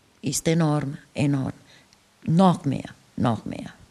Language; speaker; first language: German; non-native, fluent; Italian